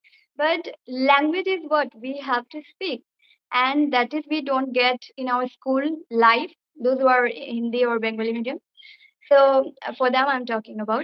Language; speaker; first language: English; non-native, fluent; Bangla